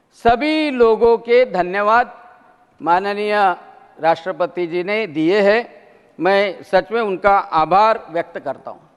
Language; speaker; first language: Hindi; non-native, local second language; Marathi